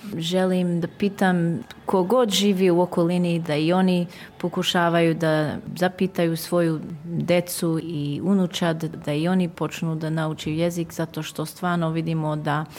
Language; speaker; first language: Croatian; early bilingual, heritage; Serbian